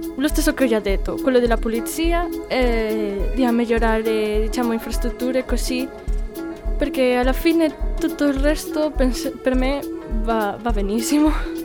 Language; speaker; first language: Italian; non-native, fluent; Spanish